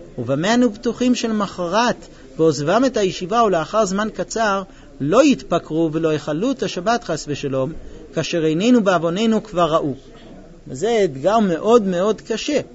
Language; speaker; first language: Hebrew; non-native, fluent; English